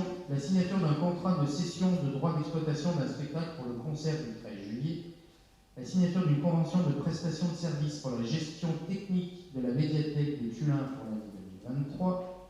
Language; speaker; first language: French; native; French